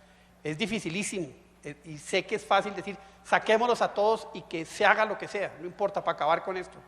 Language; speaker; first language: Spanish; native; Spanish